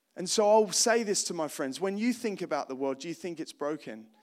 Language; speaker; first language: English; native; English